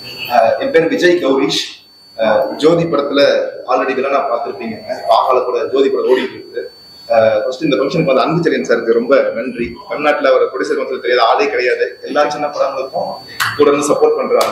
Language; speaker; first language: Tamil; native; Tamil